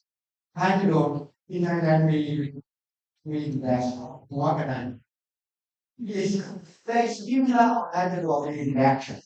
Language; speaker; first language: English; non-native, learner; Thai